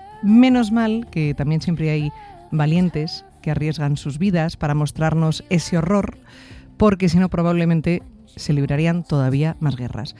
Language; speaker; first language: Spanish; native; Spanish